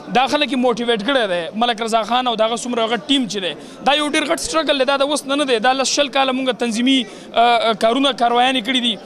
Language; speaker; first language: Pashto; non-native, local second language; Gujari